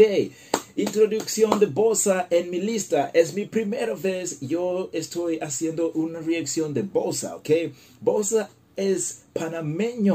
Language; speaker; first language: Spanish; non-native, learner; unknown